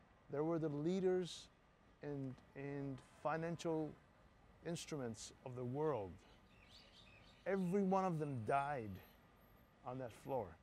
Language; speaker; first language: English; non-native, fluent; Polish